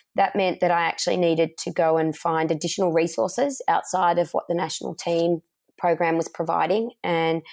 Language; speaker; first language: English; native; English